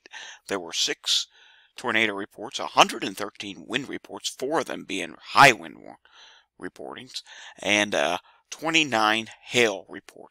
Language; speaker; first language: English; native; English